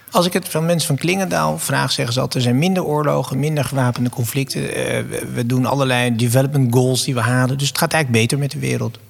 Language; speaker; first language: Dutch; native; Dutch